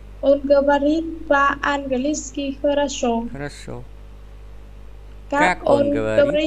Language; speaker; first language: Russian; non-native, learner; Vietnamese